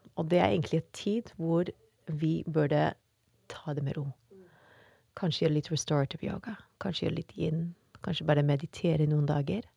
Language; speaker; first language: Norwegian; non-native, fluent; English